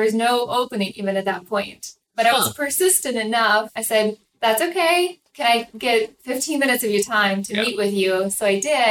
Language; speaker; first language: English; non-native, fluent; Ukrainian